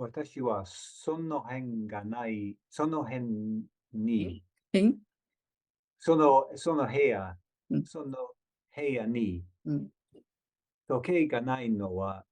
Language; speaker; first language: Japanese; non-native, learner; English